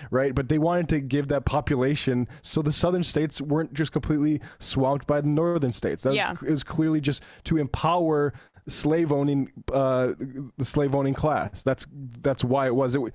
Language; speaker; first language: English; native; English